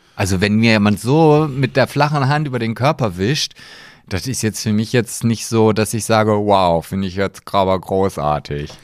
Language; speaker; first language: German; early bilingual, other home language; Polish